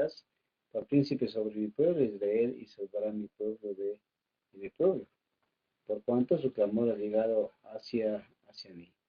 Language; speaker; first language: Spanish; native; Spanish